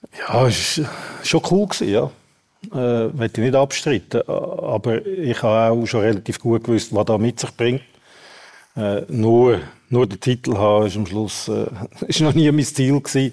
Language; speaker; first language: German; native; German